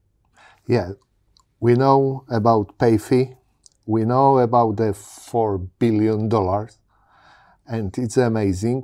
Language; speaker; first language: English; non-native, learner; Polish